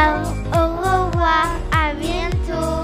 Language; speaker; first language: French; non-native, learner; Spanish